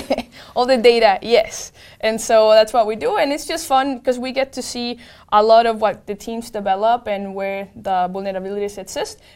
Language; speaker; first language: English; non-native, fluent; Spanish